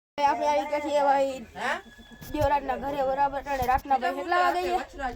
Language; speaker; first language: Gujarati; non-native, local second language; Kachhi